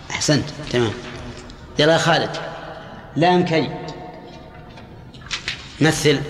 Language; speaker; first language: Arabic; native; Arabic